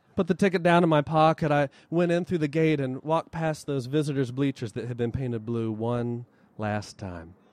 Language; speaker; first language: English; native; English